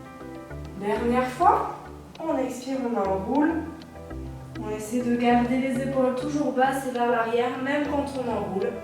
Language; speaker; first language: French; native; French